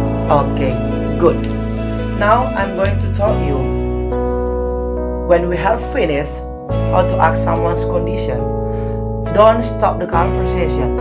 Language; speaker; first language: English; non-native, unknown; Indonesian